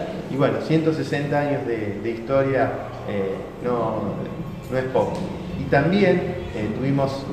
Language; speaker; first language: Spanish; native; Spanish